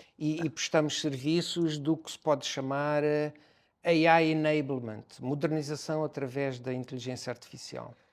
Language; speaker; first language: Portuguese; native; Portuguese